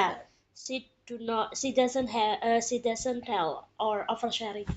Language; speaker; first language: English; non-native, fluent; Indonesian